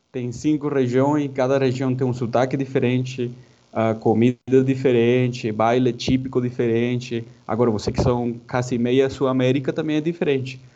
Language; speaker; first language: Portuguese; non-native, fluent; Spanish